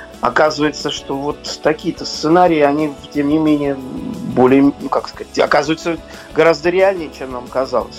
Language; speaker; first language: Russian; native; Russian